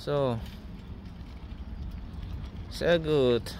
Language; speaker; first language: German; non-native, learner; Filipino